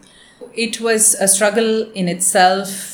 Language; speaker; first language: English; non-native, local second language; Tamil